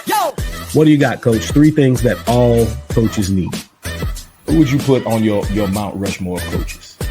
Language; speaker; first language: English; native; English